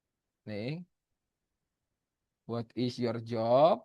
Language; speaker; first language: English; non-native, fluent; Indonesian